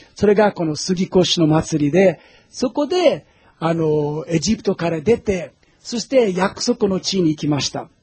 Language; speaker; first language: Japanese; non-native, fluent; Portuguese